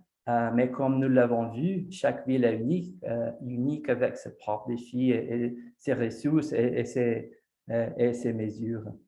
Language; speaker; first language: French; non-native, fluent; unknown